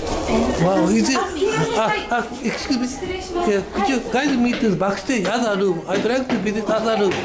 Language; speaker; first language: English; non-native, learner; Japanese